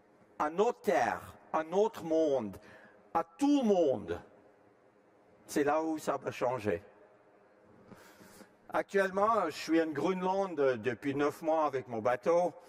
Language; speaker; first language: French; non-native, fluent; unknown